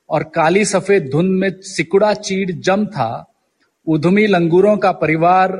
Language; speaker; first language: Hindi; native; Hindi